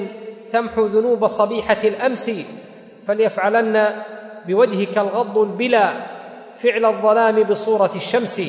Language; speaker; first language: Arabic; native; Arabic